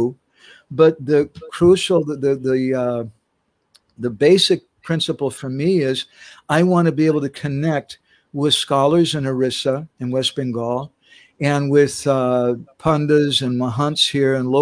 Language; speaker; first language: English; native; English